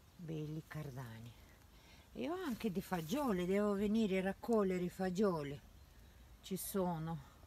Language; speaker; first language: Italian; non-native, fluent; Russian